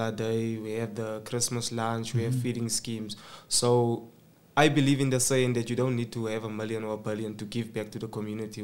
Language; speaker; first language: English; non-native, local second language; Xhosa